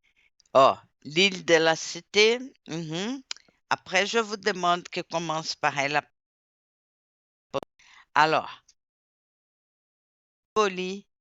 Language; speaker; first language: French; non-native, fluent; Portuguese